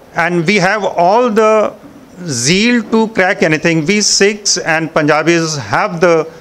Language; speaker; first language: English; non-native, local second language; Punjabi